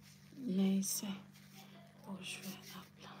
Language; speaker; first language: Turkish; non-native, learner; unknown